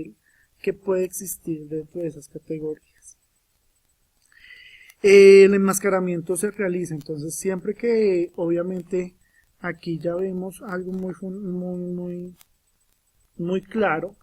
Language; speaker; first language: Spanish; native; Spanish